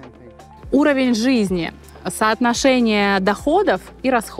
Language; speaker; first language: Russian; native; Russian